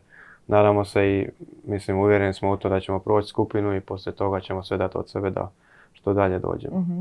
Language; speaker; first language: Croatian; early bilingual, heritage; Croatian